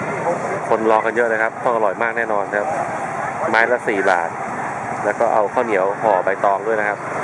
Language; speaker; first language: Thai; native; Thai